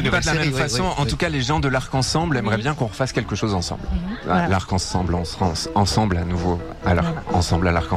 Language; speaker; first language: French; native; French